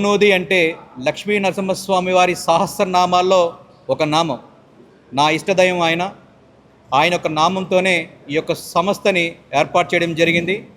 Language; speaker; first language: Telugu; native; Telugu